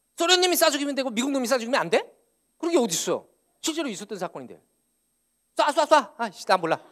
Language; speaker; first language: Korean; native; Korean